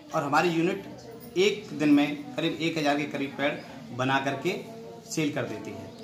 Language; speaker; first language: Hindi; native; Hindi